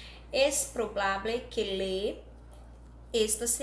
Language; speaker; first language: Spanish; non-native, learner; Portuguese